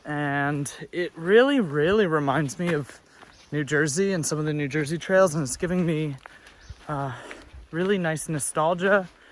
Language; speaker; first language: English; native; English